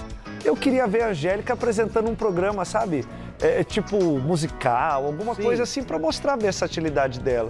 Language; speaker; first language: Portuguese; native; Portuguese